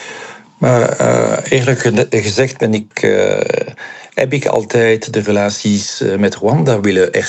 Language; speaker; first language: Dutch; non-native, local second language; French